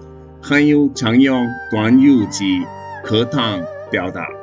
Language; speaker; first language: Chinese; non-native, fluent; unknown